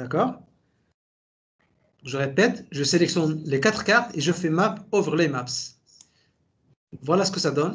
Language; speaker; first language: French; native; French